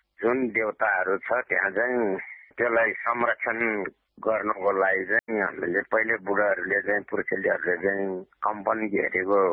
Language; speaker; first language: Nepali; non-native, local second language; Gurung